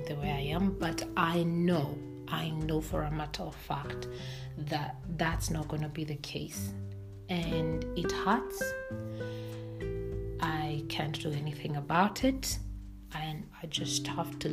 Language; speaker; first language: English; non-native, local second language; Swahili